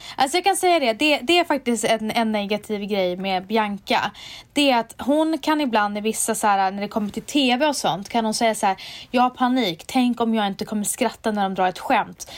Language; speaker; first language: Swedish; native; Swedish